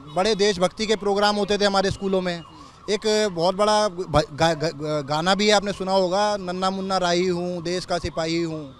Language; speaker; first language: Hindi; native; Hindi